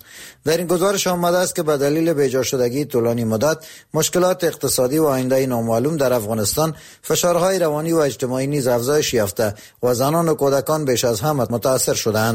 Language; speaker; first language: Persian; native; Persian